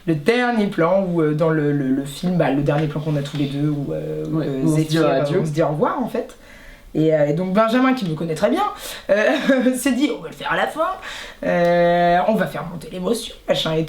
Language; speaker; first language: French; native; French